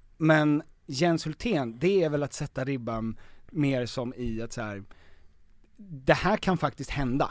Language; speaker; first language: Swedish; native; Swedish